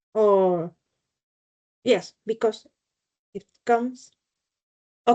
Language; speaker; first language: English; non-native, learner; Spanish